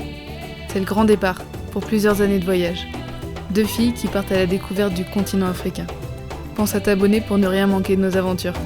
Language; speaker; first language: French; native; French